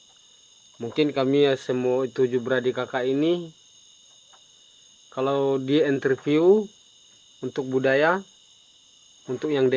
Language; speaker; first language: Indonesian; non-native, local second language; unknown